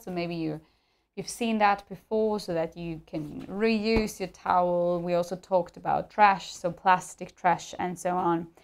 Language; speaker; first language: English; non-native, fluent; German